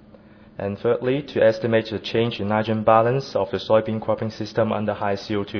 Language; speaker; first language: English; non-native, fluent; Chinese